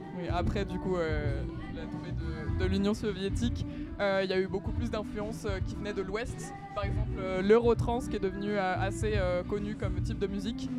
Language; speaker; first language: French; native; French